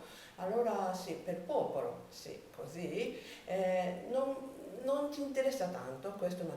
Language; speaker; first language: Italian; non-native, learner; Japanese